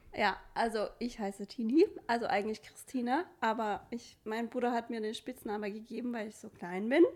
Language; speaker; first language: German; non-native, fluent; English